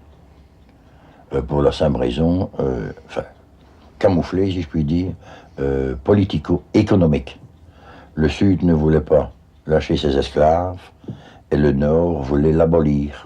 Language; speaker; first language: French; native; French